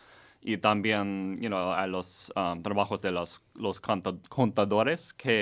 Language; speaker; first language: Spanish; non-native, learner; English